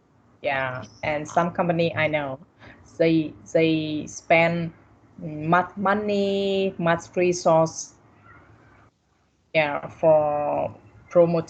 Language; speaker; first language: English; non-native, learner; Vietnamese